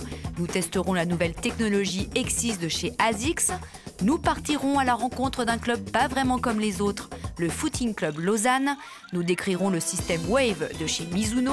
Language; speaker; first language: French; native; French